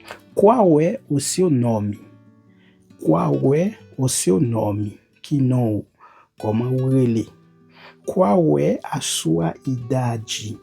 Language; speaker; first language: Portuguese; non-native, learner; Haitian Creole